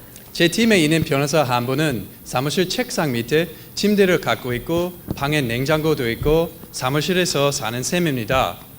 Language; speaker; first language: Korean; non-native, fluent; English